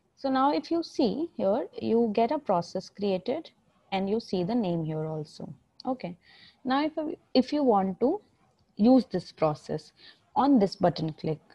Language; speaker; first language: English; non-native, local second language; Hindi